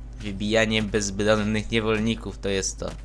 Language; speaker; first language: Polish; native; Polish